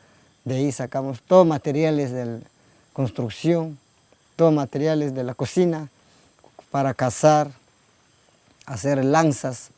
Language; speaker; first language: Spanish; non-native, local second language; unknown